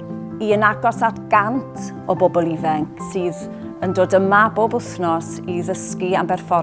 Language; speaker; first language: Welsh; native; Welsh